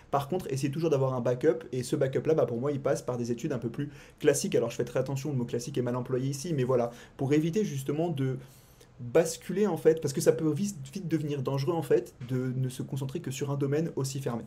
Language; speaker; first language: French; native; French